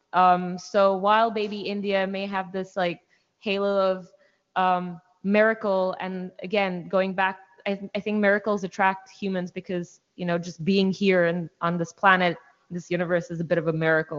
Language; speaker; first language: English; non-native, local second language; Hindi